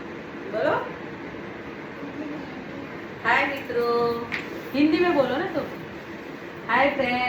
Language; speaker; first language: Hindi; non-native, local second language; Gujarati